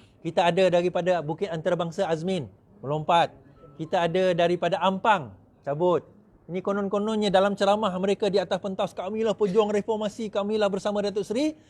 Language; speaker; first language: Malay; native; Malay